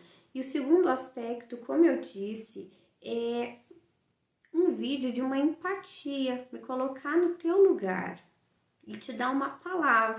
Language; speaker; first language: Portuguese; native; Portuguese